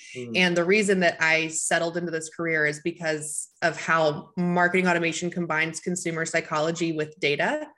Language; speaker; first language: English; native; English